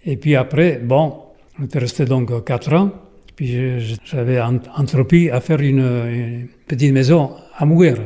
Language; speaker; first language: French; non-native, local second language; Basque